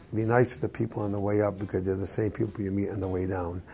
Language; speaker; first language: English; native; English